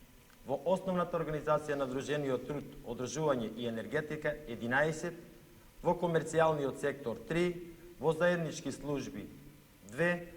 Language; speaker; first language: Macedonian; native; Macedonian